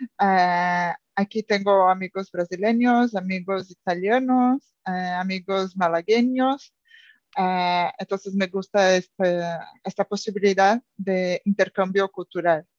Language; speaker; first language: Spanish; non-native, fluent; Portuguese